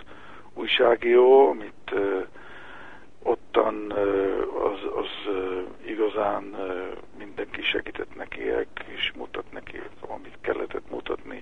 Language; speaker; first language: Hungarian; early bilingual, heritage; Hebrew